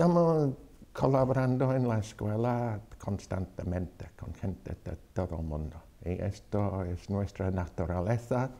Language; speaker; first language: Spanish; non-native, fluent; English